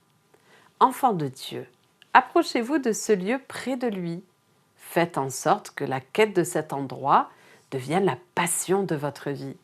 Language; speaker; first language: French; native; French